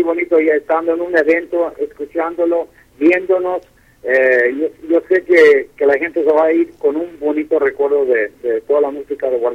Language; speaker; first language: Spanish; early bilingual, heritage; Spanish